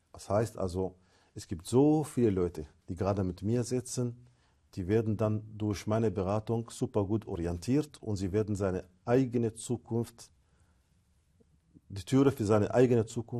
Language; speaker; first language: German; non-native, fluent; Arabic